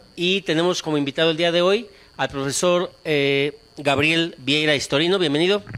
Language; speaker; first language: Spanish; native; Spanish